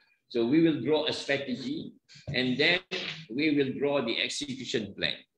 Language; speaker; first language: English; non-native, local second language; Malay